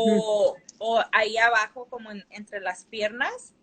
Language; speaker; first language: Spanish; early bilingual, heritage; Spanish